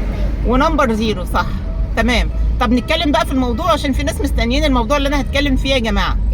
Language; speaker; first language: Arabic; native; Arabic